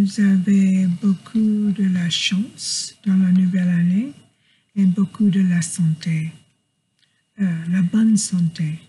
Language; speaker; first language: French; non-native, learner; English